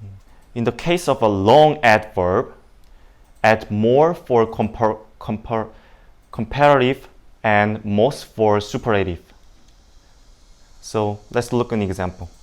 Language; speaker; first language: English; non-native, learner; Indonesian